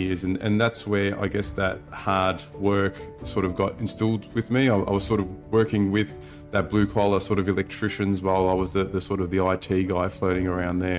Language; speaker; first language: English; native; English